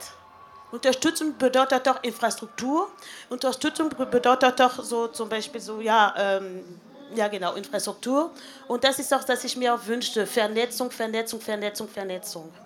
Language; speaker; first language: German; non-native, fluent; French